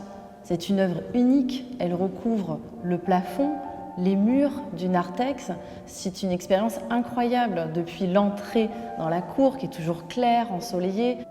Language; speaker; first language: French; native; French